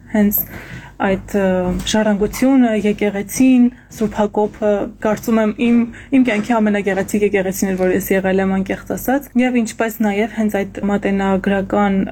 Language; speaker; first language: Armenian; native; Armenian